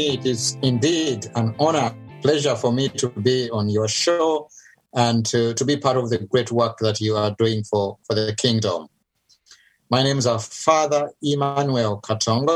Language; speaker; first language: English; non-native, local second language; Ganda